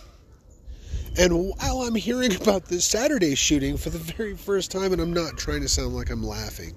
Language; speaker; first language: English; native; English